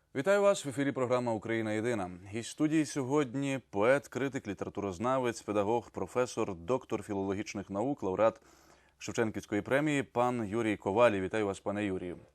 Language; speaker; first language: Ukrainian; native; Ukrainian